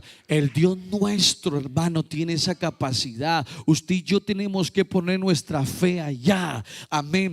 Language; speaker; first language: Spanish; native; Spanish